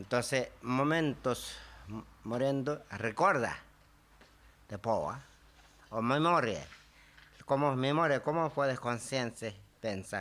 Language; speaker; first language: Spanish; non-native, learner; Tibetan